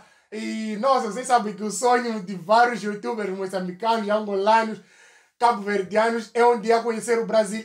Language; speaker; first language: Portuguese; native; Portuguese